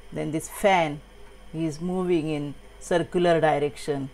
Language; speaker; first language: English; non-native, local second language; Marathi